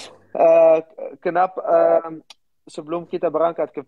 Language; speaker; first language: Indonesian; non-native, learner; Dutch